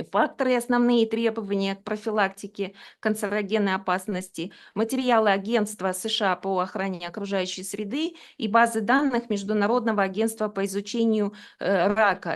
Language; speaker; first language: Russian; native; Russian